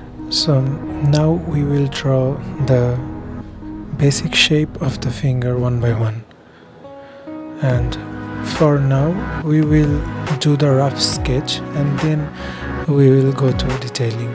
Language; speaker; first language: English; non-native, fluent; Bangla